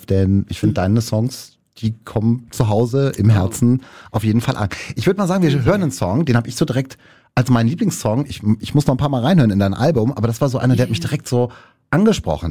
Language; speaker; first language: German; native; German